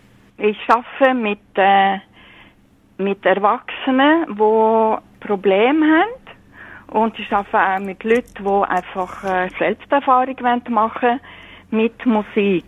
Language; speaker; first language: German; non-native, fluent; Norwegian